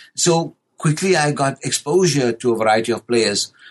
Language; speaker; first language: English; native; English